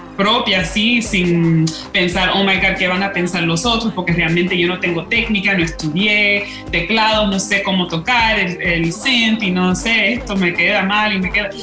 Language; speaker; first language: Spanish; early bilingual, heritage; Spanish